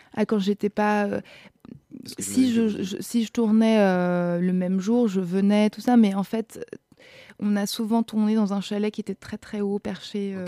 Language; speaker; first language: French; non-native, fluent; German